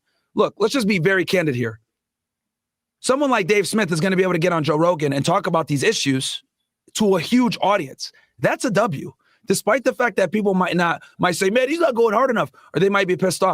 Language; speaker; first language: English; native; English